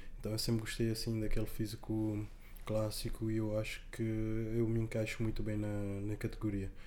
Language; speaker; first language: Portuguese; non-native, local second language; Kabuverdianu